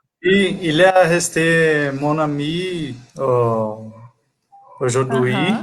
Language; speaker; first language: French; non-native, learner; Portuguese